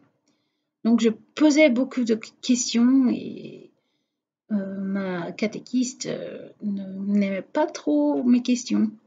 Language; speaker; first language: French; non-native, fluent; Portuguese